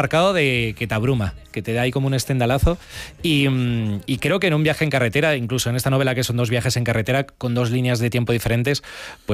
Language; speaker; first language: Spanish; native; Spanish